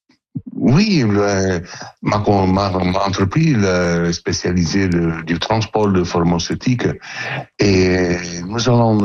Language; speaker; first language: French; non-native, learner; Italian